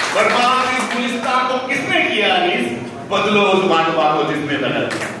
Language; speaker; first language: Hindi; native; Hindi